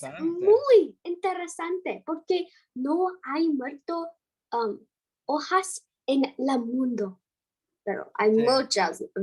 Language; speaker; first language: Spanish; non-native, learner; English